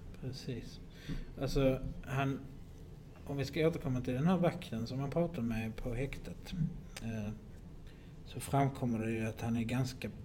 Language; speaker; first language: Swedish; native; Swedish